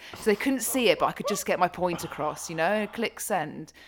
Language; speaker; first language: English; native; English